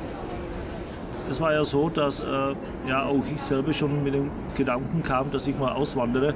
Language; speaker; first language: German; native; German